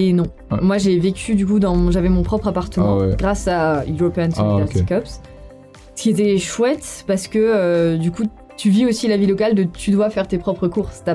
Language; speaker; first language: French; native; French